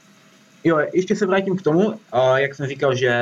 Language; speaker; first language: Czech; native; Czech